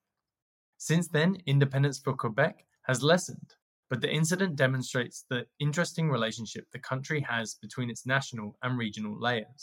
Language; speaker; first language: English; native; English